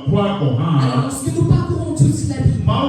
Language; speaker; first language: French; non-native, local second language; Ewe